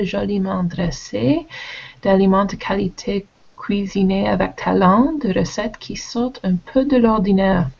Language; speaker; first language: French; non-native, learner; English